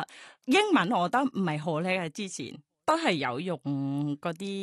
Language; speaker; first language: Cantonese; non-native, learner; Thai